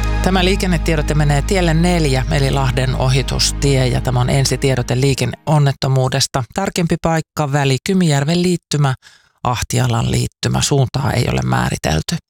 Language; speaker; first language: Finnish; native; Finnish